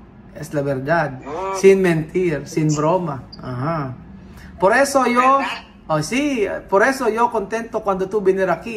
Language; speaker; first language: Spanish; non-native, learner; Filipino